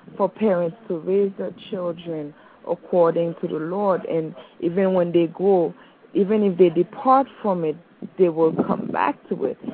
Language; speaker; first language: English; non-native, fluent; Haitian Creole